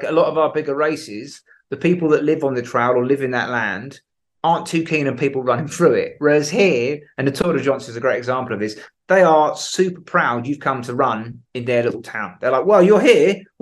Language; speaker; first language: English; native; English